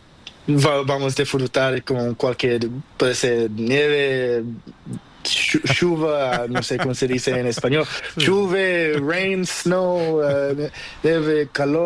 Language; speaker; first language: Spanish; non-native, learner; Portuguese